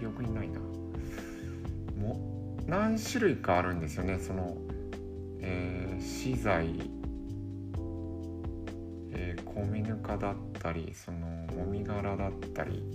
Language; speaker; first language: Japanese; native; Japanese